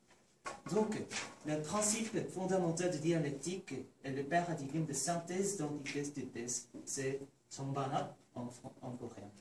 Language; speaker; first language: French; non-native, learner; Korean